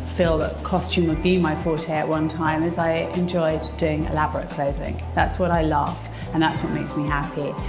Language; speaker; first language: English; native; English